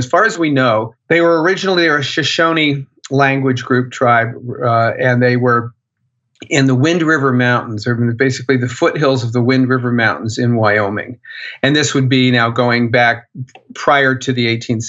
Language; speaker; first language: English; native; English